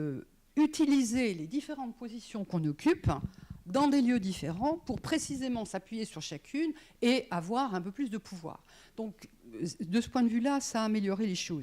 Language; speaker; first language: French; native; French